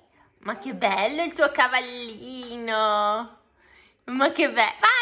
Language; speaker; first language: Italian; native; Italian